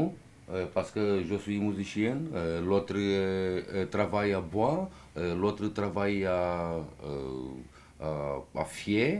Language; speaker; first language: French; non-native, learner; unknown